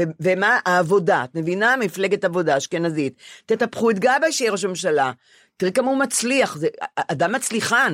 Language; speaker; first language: Hebrew; native; Hebrew